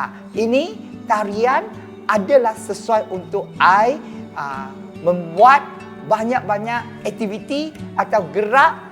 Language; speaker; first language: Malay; non-native, local second language; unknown